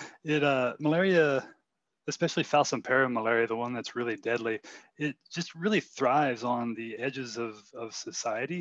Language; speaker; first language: English; native; English